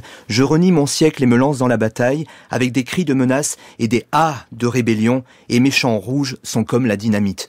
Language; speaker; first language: French; native; French